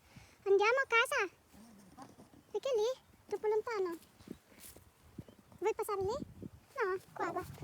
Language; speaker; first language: Italian; non-native, learner; Filipino